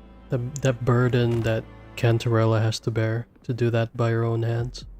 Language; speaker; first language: English; native; English